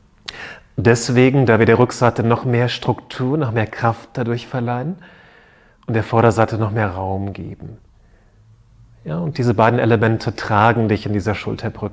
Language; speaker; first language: German; native; German